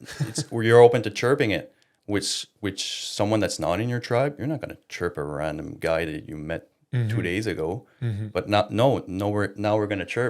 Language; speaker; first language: English; non-native, local second language; French